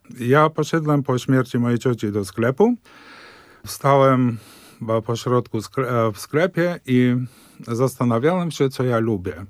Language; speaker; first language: Polish; early bilingual, heritage; Polish